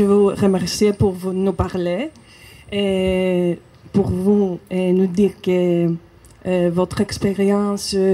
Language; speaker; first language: French; non-native, learner; Greek